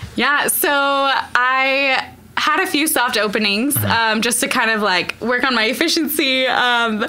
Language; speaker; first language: English; native; English